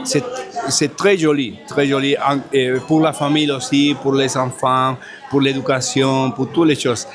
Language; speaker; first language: French; non-native, fluent; Spanish